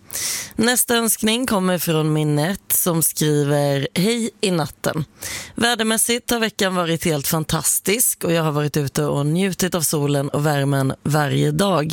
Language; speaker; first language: Swedish; native; Swedish